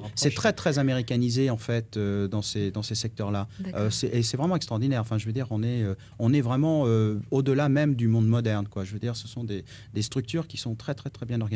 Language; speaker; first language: French; native; French